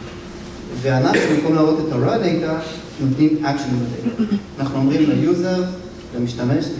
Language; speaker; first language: Hebrew; native; Hebrew